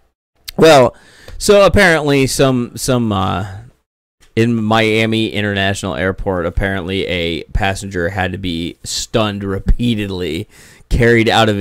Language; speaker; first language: English; native; English